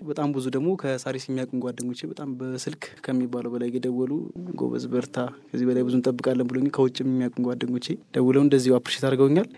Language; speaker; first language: Amharic; native; Amharic